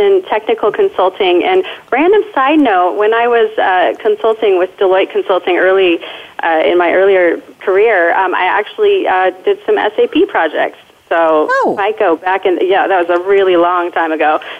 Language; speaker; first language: English; native; English